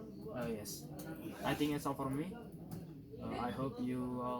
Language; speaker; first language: English; non-native, learner; Indonesian